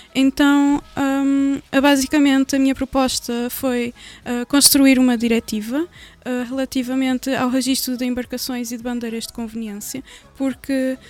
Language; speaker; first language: Portuguese; native; Portuguese